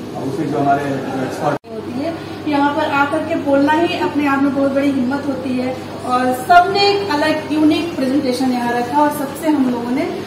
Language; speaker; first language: Hindi; native; Hindi